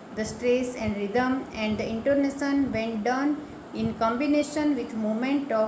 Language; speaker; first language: English; non-native, local second language; Gujarati